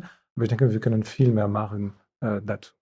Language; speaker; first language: German; non-native, fluent; French